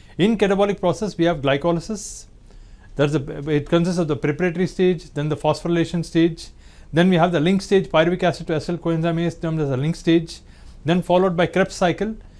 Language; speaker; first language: English; non-native, local second language; Tamil